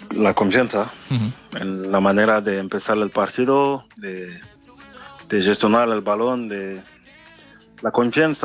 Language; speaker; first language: Spanish; non-native, fluent; French